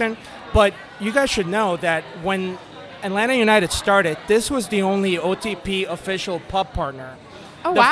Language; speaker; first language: English; non-native, fluent; Spanish